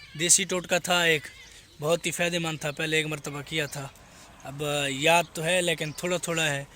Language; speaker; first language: Urdu; non-native, local second language; Saraiki